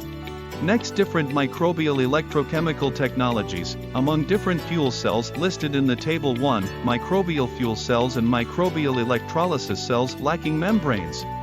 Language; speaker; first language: English; non-native, fluent; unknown